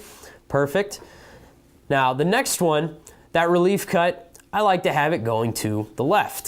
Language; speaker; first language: English; native; English